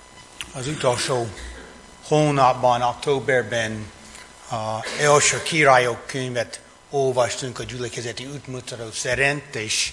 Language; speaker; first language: Hungarian; non-native, fluent; English